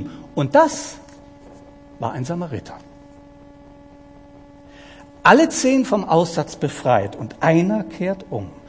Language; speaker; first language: German; native; German